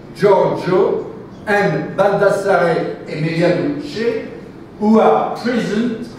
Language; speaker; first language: English; non-native, fluent; French